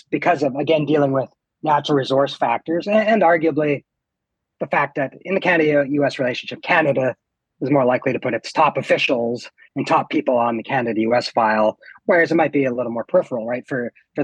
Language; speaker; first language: English; native; English